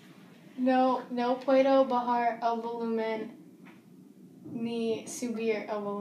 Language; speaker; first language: Spanish; non-native, learner; English